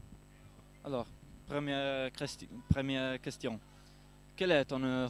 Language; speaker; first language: French; non-native, learner; Italian